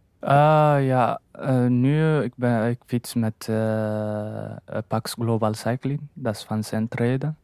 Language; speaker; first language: Dutch; non-native, learner; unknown